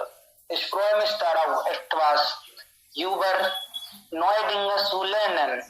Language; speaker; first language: German; non-native, learner; Hindi